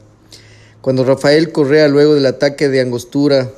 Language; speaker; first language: Spanish; native; Spanish